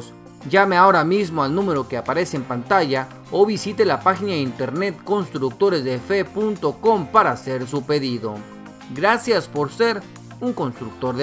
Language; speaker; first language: Spanish; native; Spanish